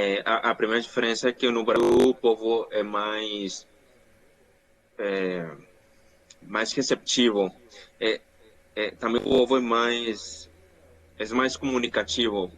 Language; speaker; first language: Portuguese; non-native, fluent; Spanish